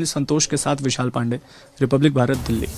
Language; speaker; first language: Hindi; native; Hindi